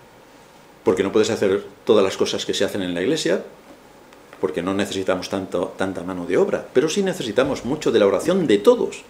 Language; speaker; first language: Spanish; native; Spanish